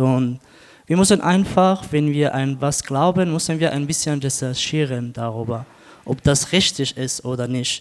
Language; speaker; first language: German; non-native, learner; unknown